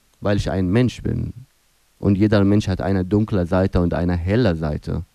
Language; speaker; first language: German; non-native, fluent; Arabic